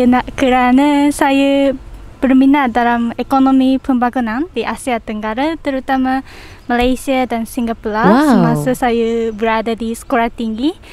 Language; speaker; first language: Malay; non-native, fluent; Japanese